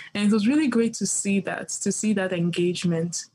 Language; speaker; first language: English; early bilingual, other home language; Yoruba